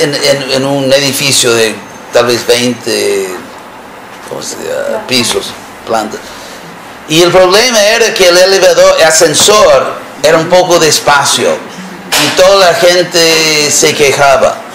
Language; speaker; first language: Spanish; non-native, fluent; English